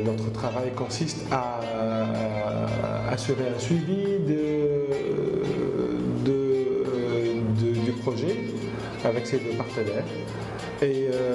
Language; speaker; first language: French; non-native, local second language; Arabic